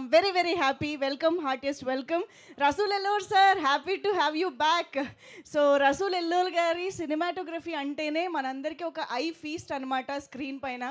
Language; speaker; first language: Telugu; native; Telugu